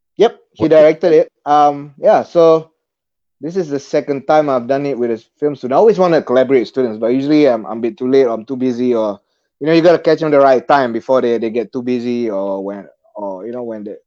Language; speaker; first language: English; non-native, local second language; Malay